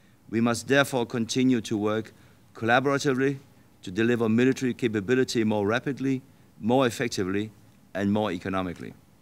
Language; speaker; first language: English; non-native, fluent; Danish